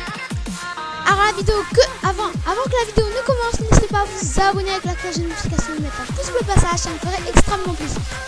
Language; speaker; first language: French; native; French